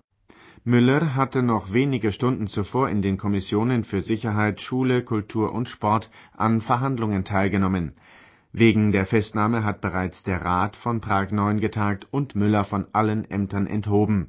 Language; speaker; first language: German; native; German